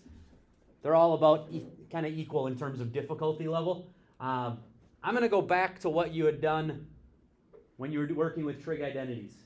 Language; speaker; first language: English; native; English